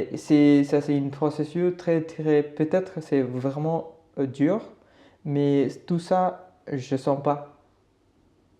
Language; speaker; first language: French; non-native, learner; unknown